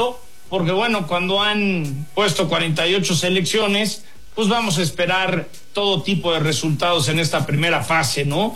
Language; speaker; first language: Spanish; native; Spanish